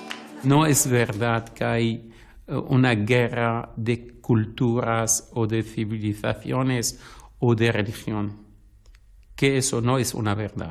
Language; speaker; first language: Spanish; non-native, fluent; Arabic